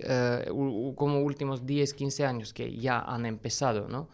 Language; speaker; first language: Spanish; non-native, fluent; Armenian